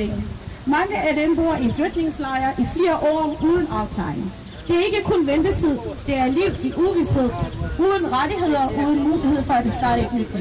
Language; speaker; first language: Danish; non-native, fluent; Persian